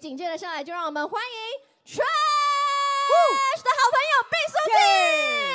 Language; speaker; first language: Chinese; native; Chinese